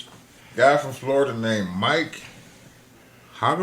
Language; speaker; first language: English; native; English